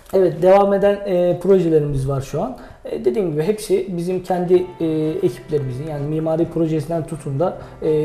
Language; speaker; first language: Turkish; native; Turkish